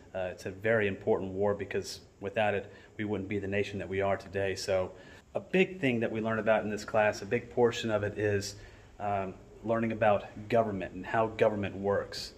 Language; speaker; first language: English; native; English